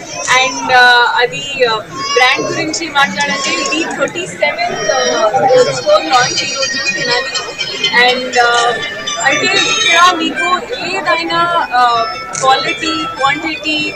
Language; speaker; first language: Telugu; non-native, learner; Hindi